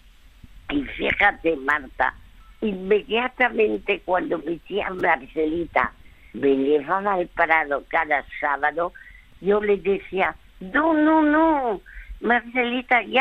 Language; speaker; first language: Spanish; early bilingual, other home language; French